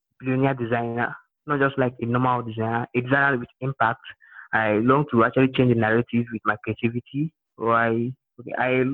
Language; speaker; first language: English; non-native, local second language; Igbo